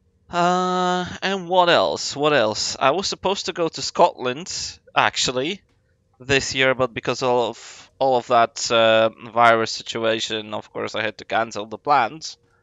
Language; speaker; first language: English; non-native, fluent; Polish